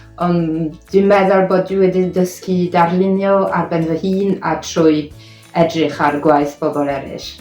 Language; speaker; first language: Welsh; non-native, fluent; French